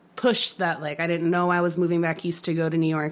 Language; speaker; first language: English; native; English